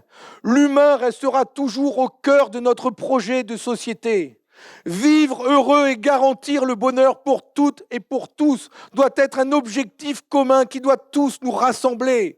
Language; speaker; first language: French; native; French